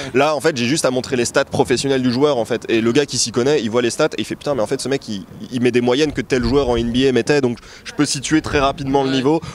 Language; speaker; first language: French; early bilingual, other home language; Portuguese